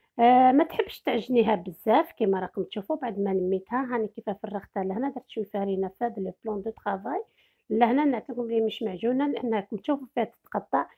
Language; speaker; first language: Arabic; native; Arabic